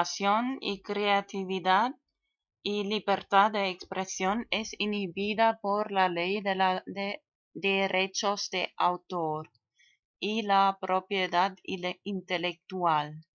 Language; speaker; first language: Spanish; non-native, fluent; German